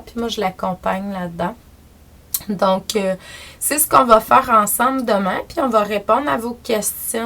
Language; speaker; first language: French; native; French